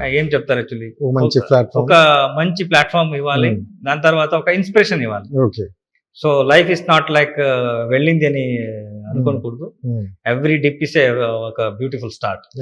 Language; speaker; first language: Telugu; non-native, learner; Kannada